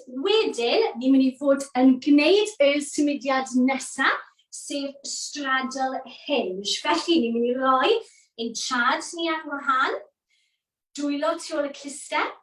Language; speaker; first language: Welsh; native; Welsh